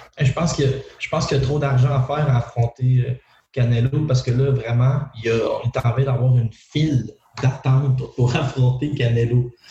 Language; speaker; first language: French; native; French